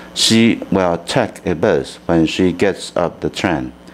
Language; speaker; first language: English; non-native, fluent; Chinese